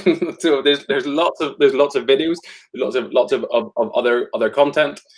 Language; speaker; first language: English; native; English